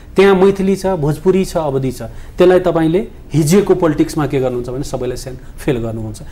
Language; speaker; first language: Nepali; non-native, local second language; Maithili